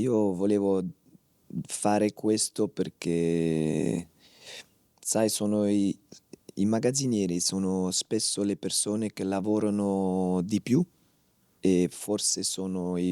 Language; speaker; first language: Italian; non-native, fluent; Dutch